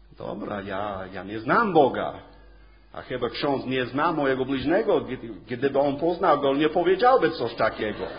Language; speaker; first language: Polish; non-native, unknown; English